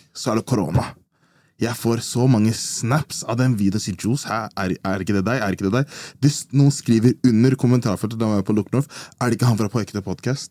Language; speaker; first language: Norwegian; early bilingual, other home language; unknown